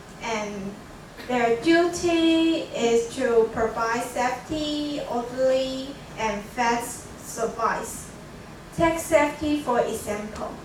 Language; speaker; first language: English; non-native, learner; Chinese